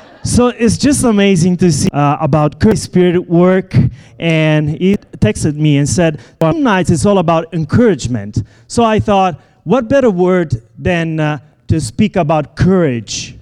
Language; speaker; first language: English; non-native, fluent; Italian